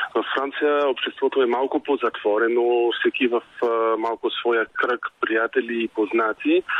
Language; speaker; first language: Bulgarian; non-native, fluent; French